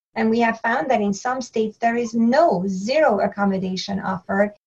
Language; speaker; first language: English; non-native, fluent; Hungarian